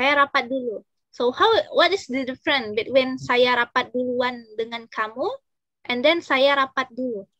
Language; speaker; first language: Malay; non-native, fluent; Indonesian